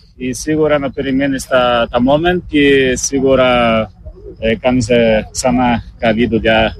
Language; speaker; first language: Greek; non-native, learner; Portuguese